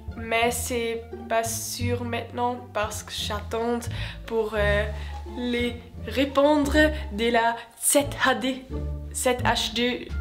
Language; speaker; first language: French; non-native, learner; Swiss German